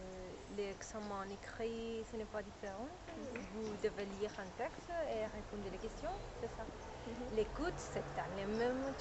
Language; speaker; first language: French; non-native, learner; Spanish